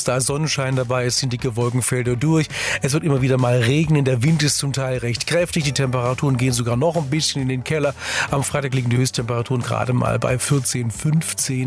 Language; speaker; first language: German; native; German